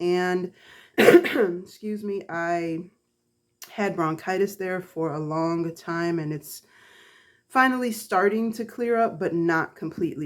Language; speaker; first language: English; native; English